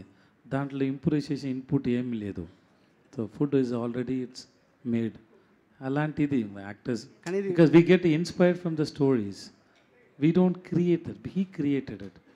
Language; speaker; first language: Telugu; non-native, learner; Tamil